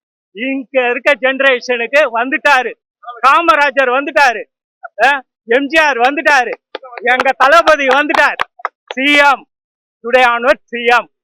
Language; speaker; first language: Tamil; non-native, local second language; Telugu